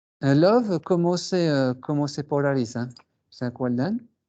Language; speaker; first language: Spanish; non-native, fluent; French